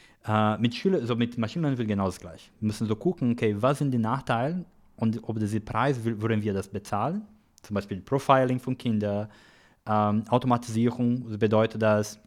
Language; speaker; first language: German; non-native, learner; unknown